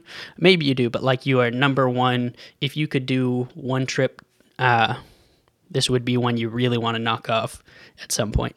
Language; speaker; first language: English; native; English